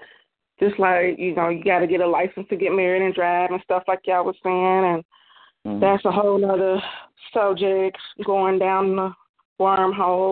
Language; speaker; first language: English; native; English